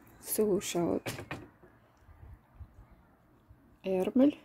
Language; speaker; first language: German; non-native, learner; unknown